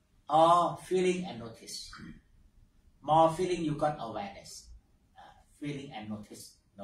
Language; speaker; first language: English; non-native, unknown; Thai